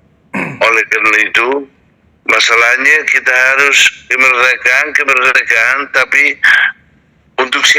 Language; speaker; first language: Indonesian; non-native, fluent; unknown